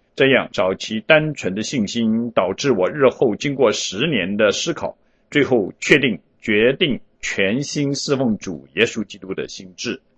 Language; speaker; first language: Chinese; early bilingual, heritage; Chinese